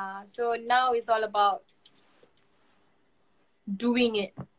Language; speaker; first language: English; non-native, local second language; Malay